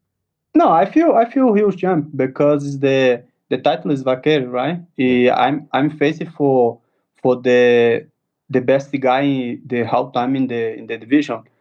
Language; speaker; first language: English; non-native, learner; Portuguese